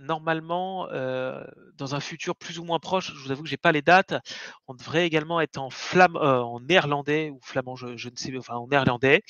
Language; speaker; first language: French; native; French